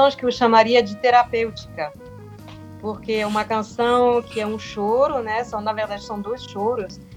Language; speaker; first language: Portuguese; non-native, fluent; French